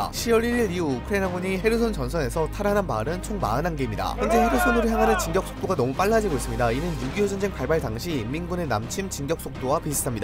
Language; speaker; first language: Korean; native; Korean